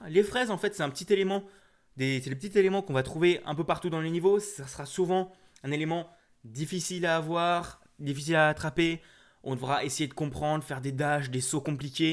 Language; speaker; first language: French; native; French